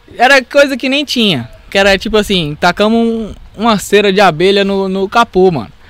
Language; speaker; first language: Portuguese; native; Portuguese